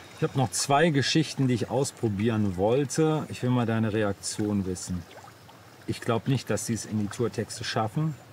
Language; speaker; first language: German; native; German